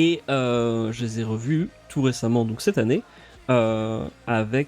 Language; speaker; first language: French; native; French